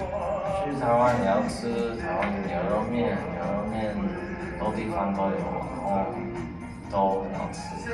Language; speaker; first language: Chinese; early bilingual, heritage; Chinese